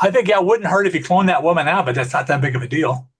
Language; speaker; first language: English; native; English